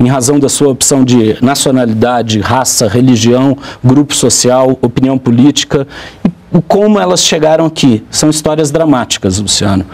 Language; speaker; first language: Portuguese; native; Portuguese